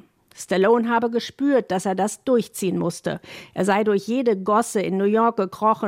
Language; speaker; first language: German; native; German